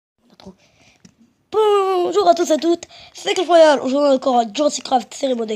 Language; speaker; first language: French; native; French